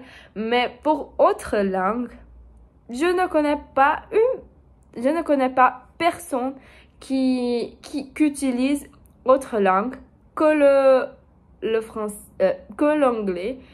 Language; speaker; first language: French; non-native, learner; Portuguese